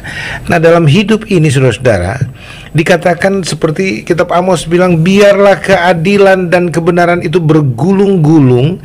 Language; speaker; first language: Indonesian; native; Indonesian